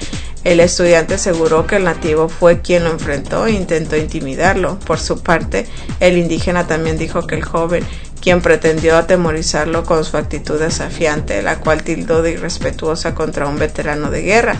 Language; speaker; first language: Spanish; native; Spanish